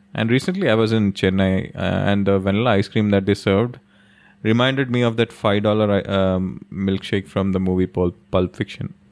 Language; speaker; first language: English; non-native, local second language; Hindi